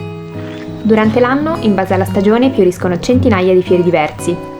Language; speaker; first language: Italian; native; Italian